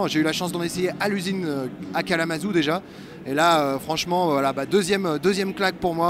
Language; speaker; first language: French; native; French